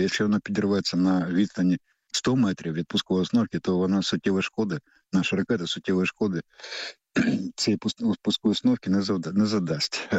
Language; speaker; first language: Ukrainian; native; Ukrainian